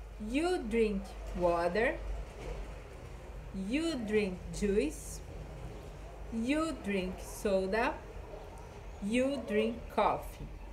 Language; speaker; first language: English; non-native, fluent; Portuguese